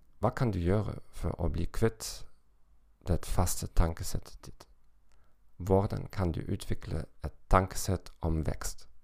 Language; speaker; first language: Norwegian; non-native, learner; German